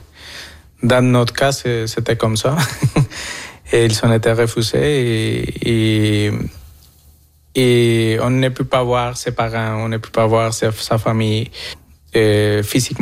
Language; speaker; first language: French; non-native, fluent; Spanish